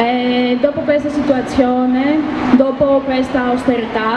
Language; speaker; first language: Italian; non-native, learner; Greek